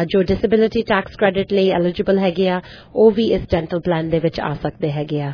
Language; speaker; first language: English; early bilingual, other home language; Punjabi